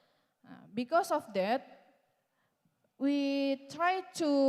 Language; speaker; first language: English; non-native, learner; Indonesian